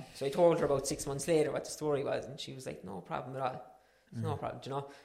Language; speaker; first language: English; native; English